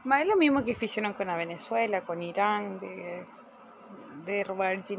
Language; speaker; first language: Portuguese; non-native, fluent; Spanish